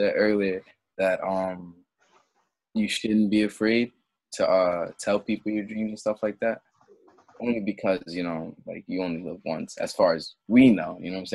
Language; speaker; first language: English; early bilingual, other home language; French